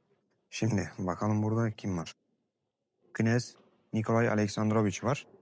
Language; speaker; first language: Turkish; native; Turkish